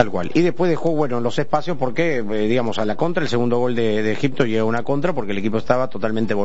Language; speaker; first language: Spanish; native; Spanish